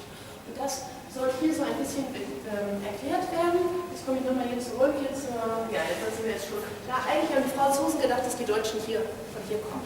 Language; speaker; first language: German; native; German